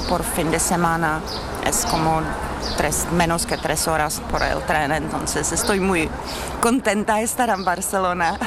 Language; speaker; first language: Spanish; non-native, fluent; Czech